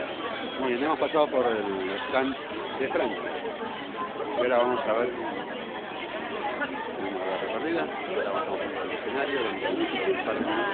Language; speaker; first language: Spanish; native; Spanish